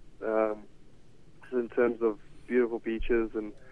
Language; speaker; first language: English; native; English